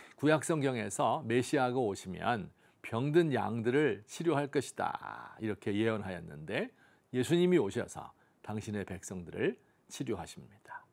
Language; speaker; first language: Korean; native; Korean